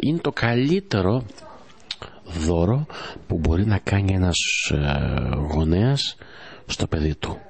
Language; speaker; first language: Greek; early bilingual, heritage; Greek